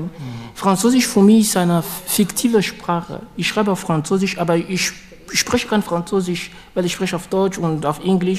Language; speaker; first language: German; non-native, learner; French